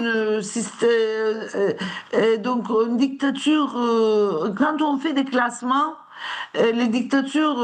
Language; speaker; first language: French; non-native, fluent; Turkish